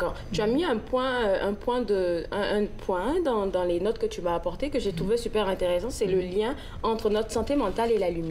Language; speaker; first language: French; native; French